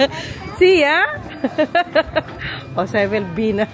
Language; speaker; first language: Dutch; non-native, learner; Filipino